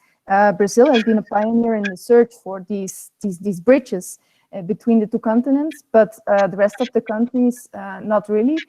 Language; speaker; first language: English; non-native, fluent; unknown